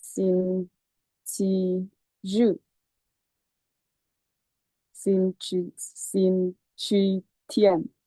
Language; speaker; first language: Chinese; non-native, learner; Lao